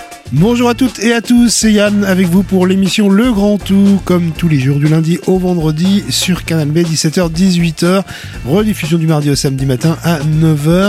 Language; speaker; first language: French; native; French